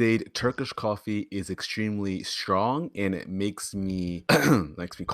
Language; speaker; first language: English; native; English